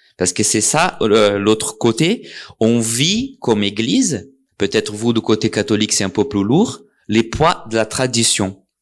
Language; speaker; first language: French; non-native, fluent; Portuguese